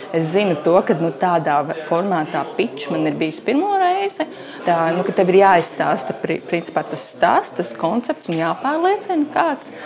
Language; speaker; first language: Latvian; native; Latvian